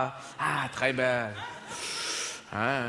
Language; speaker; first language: French; non-native, learner; English